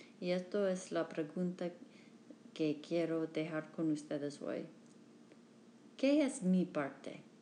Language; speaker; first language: Spanish; non-native, learner; English